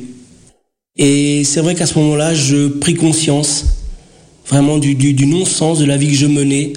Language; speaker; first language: French; early bilingual, other home language; Portuguese